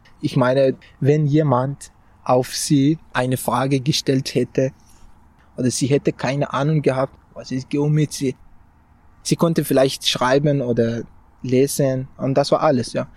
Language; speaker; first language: German; non-native, fluent; Persian